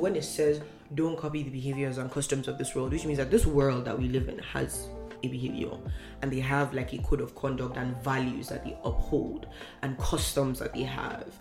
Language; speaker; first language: English; non-native, local second language; Hausa